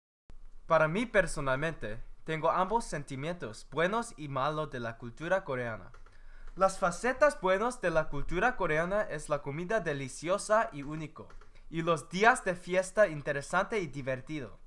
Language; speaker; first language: Spanish; non-native, learner; English